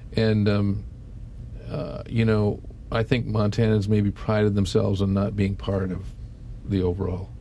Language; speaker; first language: English; native; English